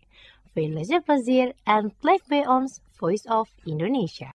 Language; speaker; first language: Dutch; non-native, fluent; Indonesian